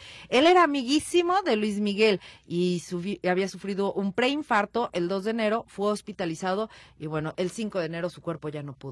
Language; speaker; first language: Spanish; native; Spanish